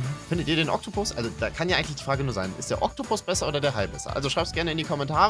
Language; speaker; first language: German; native; German